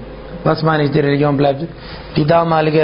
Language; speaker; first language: German; non-native, fluent; Arabic